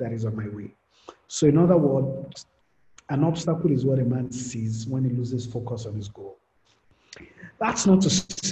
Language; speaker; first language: English; non-native, local second language; Yoruba